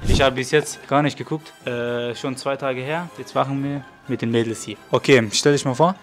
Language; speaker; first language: German; non-native, fluent; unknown